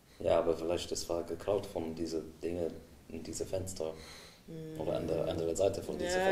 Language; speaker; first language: German; non-native, fluent; English